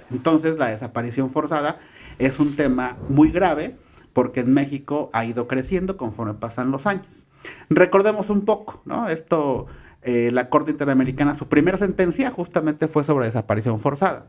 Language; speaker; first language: Spanish; native; Spanish